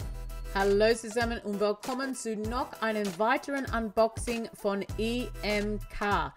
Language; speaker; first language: German; non-native, learner; English